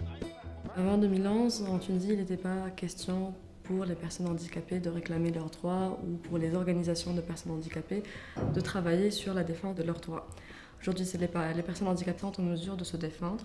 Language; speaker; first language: French; non-native, local second language; Arabic